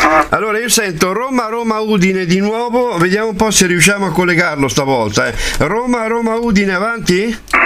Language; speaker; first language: Italian; native; Italian